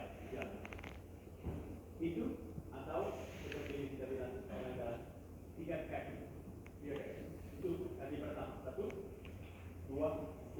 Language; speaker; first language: Indonesian; non-native, learner; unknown